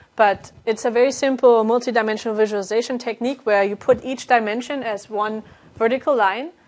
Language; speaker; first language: English; non-native, fluent; German